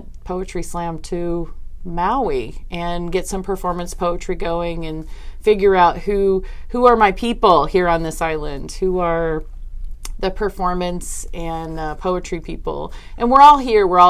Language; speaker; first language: English; native; English